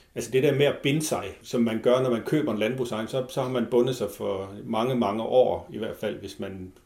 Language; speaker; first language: Danish; native; Danish